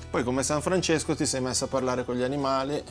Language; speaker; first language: Italian; native; Italian